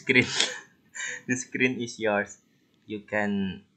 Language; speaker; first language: English; non-native, learner; Indonesian